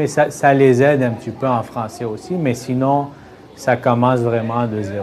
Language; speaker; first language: French; native; French